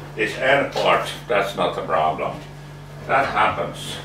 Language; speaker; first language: English; non-native, fluent; Finnish